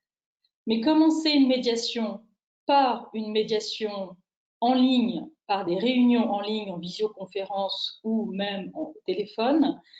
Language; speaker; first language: French; native; French